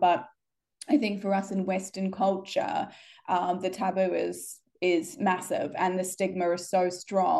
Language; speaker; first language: English; native; English